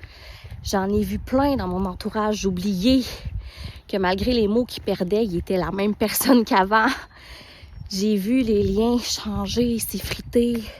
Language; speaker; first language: French; native; French